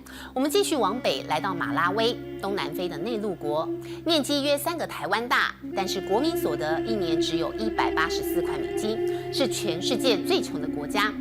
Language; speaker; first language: Chinese; native; Chinese